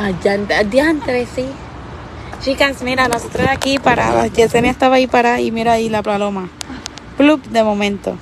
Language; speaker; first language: Spanish; native; Spanish